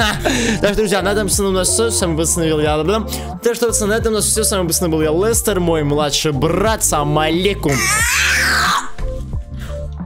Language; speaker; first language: Russian; native; Russian